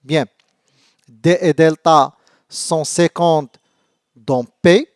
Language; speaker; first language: French; non-native, local second language; Arabic